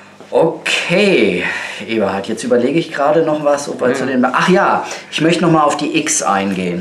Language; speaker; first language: German; native; German